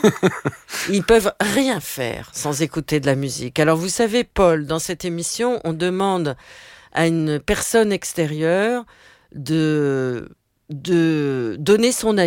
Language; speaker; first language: French; native; French